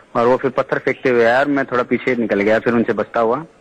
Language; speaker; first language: Hindi; native; Hindi